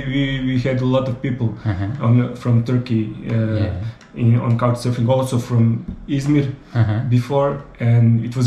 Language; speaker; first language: English; non-native, fluent; Serbian